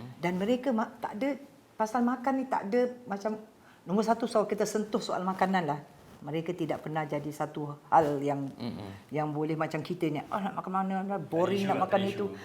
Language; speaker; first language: Malay; native; Malay